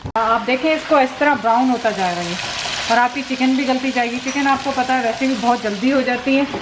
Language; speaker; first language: Urdu; native; Urdu